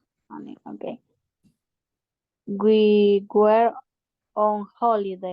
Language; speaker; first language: English; non-native, learner; Spanish